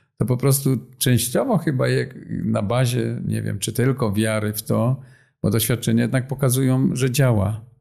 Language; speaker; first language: Polish; native; Polish